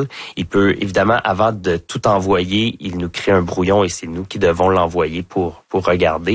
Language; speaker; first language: French; native; French